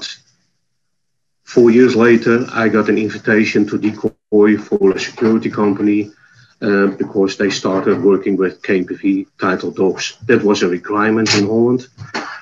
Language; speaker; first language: English; non-native, fluent; Dutch